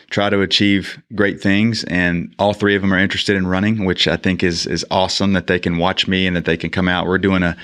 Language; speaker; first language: English; native; English